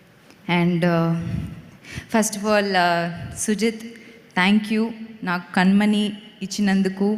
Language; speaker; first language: Telugu; non-native, local second language; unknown